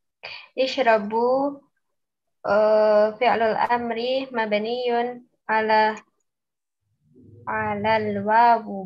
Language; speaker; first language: Arabic; non-native, learner; Indonesian